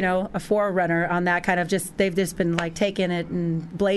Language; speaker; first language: English; native; English